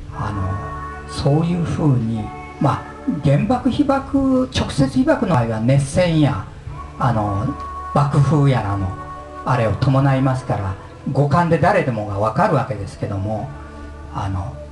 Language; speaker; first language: Japanese; native; Japanese